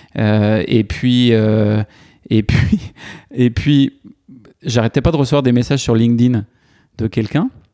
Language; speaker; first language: French; native; French